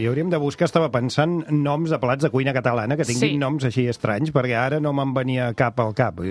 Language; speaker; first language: Catalan; native; Catalan